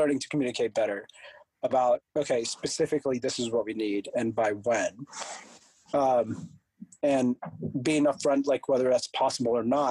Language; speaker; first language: English; non-native, local second language; Punjabi